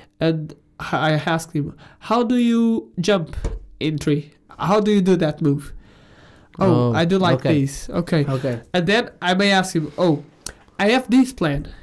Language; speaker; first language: English; non-native, fluent; Portuguese